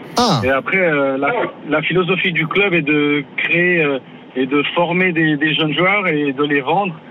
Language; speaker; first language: French; native; French